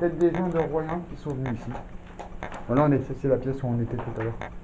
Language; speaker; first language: French; native; French